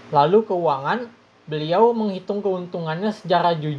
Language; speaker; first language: Indonesian; native; Indonesian